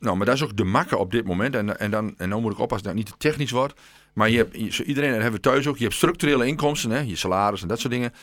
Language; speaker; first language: Dutch; native; Dutch